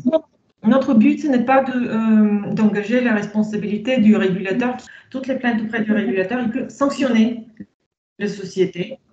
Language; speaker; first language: French; non-native, fluent; Bulgarian